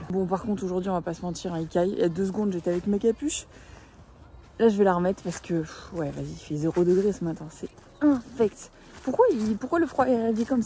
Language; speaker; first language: French; native; French